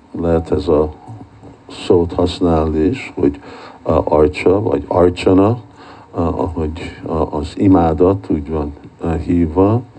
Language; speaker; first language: Hungarian; early bilingual, heritage; Hungarian